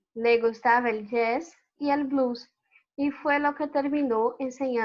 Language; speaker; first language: Spanish; non-native, fluent; Portuguese